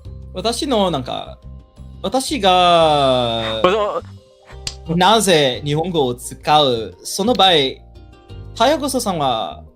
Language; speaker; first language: Japanese; non-native, learner; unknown